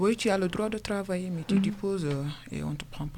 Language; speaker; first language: French; non-native, local second language; Soninke